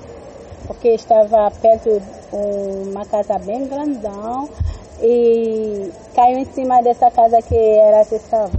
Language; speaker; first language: Portuguese; non-native, learner; Haitian Creole